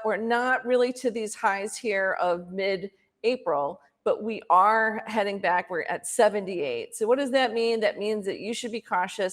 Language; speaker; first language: English; native; English